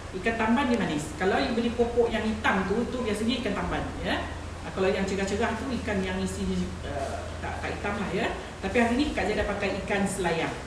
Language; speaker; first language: Malay; native; Malay